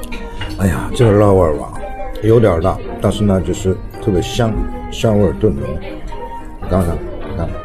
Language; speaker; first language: Chinese; non-native, fluent; Japanese